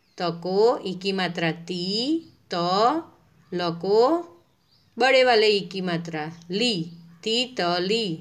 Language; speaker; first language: Hindi; non-native, local second language; Gujarati